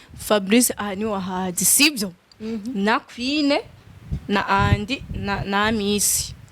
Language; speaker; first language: Rundi; native; Rundi